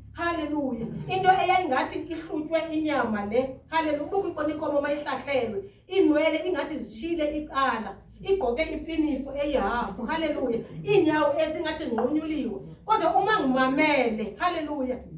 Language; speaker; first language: Zulu; non-native, local second language; Xhosa